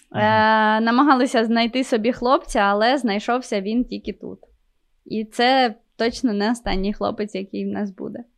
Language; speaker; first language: Ukrainian; non-native, local second language; Russian